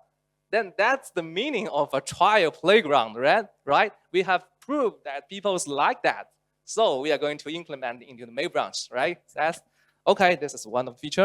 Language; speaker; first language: English; non-native, local second language; Chinese